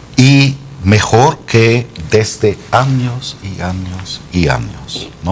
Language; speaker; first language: Spanish; non-native, fluent; German